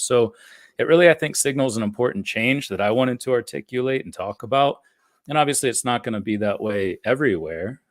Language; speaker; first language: English; native; English